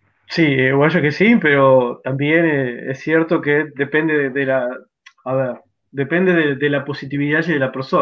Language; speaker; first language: Portuguese; non-native, learner; Spanish